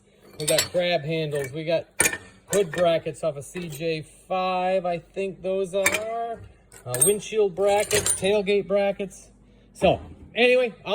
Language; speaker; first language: English; native; English